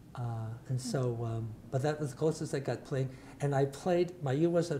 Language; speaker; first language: English; early bilingual, other home language; Italian